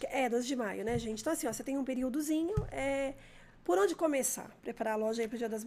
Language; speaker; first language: Portuguese; native; Portuguese